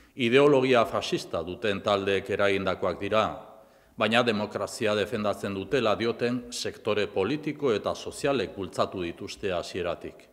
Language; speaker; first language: Basque; non-native, local second language; Spanish